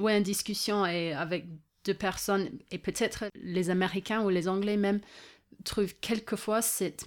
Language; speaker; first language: French; non-native, fluent; English